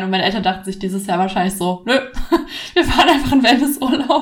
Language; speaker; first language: German; native; German